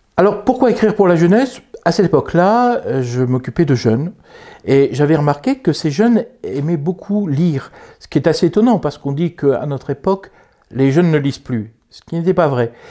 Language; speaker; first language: French; native; French